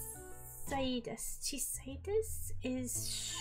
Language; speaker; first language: Japanese; non-native, learner; English